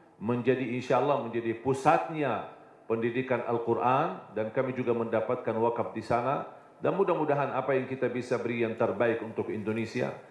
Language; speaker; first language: Indonesian; non-native, fluent; Arabic